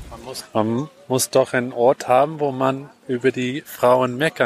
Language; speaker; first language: German; non-native, fluent; Bulgarian